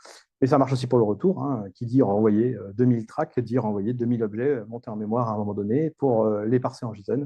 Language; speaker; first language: French; native; French